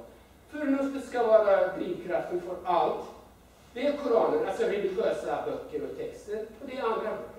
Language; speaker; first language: Swedish; non-native, fluent; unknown